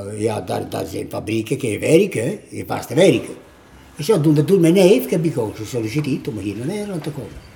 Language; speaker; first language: Dutch; non-native, learner; Italian